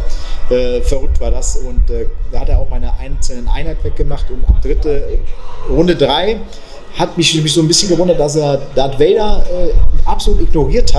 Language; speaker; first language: German; native; German